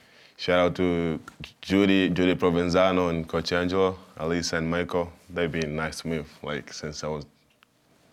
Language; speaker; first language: English; non-native, local second language; Swahili